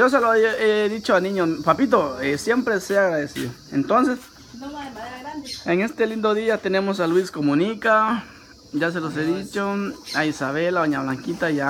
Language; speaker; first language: Spanish; native; Spanish